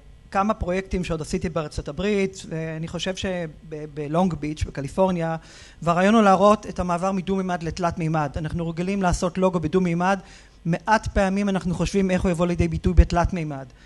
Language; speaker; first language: Hebrew; native; Hebrew